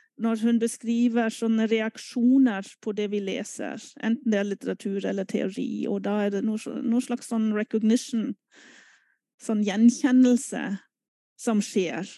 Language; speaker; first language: Norwegian; non-native, fluent; German